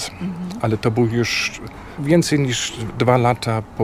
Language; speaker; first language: Polish; non-native, fluent; German